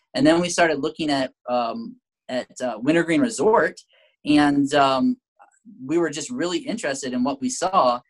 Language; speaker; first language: English; native; English